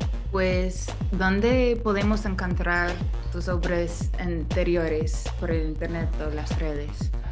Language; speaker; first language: Spanish; non-native, fluent; English